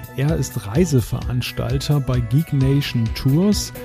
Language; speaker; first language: German; native; German